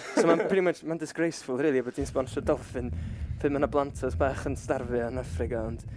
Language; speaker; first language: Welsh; native; Welsh